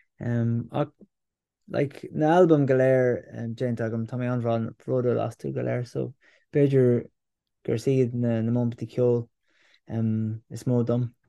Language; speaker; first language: Irish; non-native, local second language; English